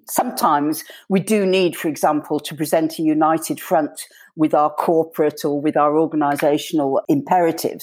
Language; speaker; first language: English; native; English